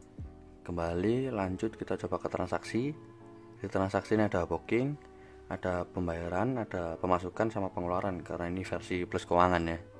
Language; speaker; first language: Indonesian; native; Indonesian